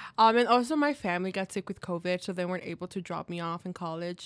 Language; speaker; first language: English; early bilingual, other home language; Spanish